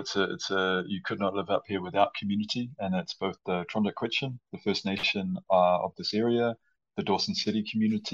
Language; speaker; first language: English; native; English